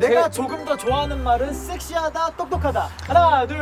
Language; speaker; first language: Korean; native; Korean